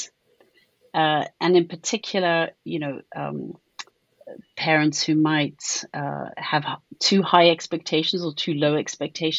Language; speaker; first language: English; native; English